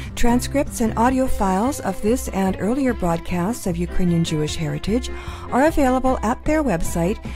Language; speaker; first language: English; early bilingual, other home language; Ukrainian